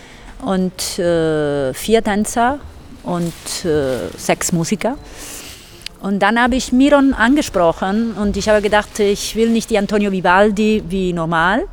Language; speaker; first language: German; non-native, fluent; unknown